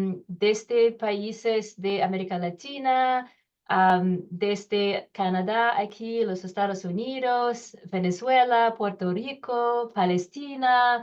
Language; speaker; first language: Spanish; non-native, learner; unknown